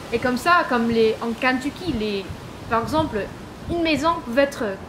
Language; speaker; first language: French; non-native, fluent; English